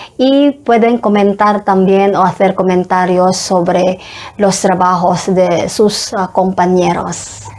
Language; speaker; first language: Spanish; non-native, fluent; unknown